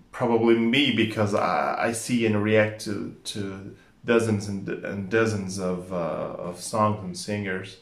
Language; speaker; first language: English; non-native, fluent; Portuguese